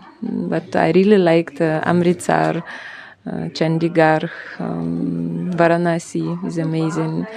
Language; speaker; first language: English; non-native, fluent; Russian